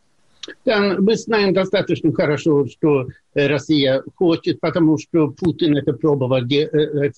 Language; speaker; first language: Russian; non-native, fluent; Swedish